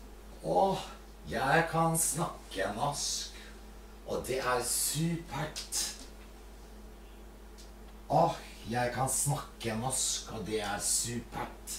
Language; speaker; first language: Norwegian; non-native, fluent; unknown